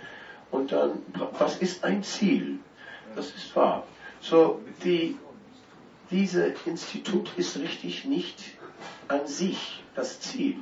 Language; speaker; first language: German; non-native, fluent; Dutch